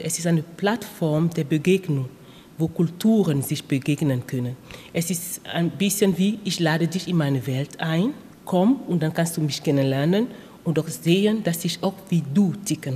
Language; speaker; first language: German; non-native, fluent; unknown